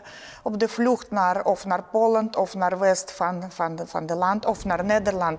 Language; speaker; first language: Dutch; non-native, learner; Ukrainian